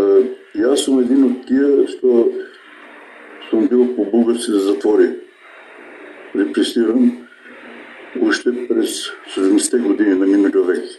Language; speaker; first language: Bulgarian; non-native, local second language; Macedonian